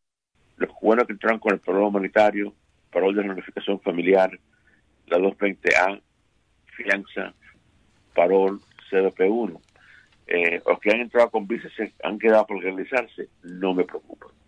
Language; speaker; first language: Spanish; native; Spanish